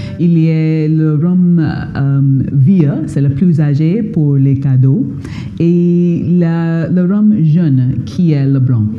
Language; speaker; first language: French; non-native, fluent; English